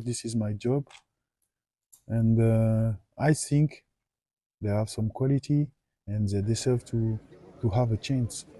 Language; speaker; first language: English; non-native, learner; French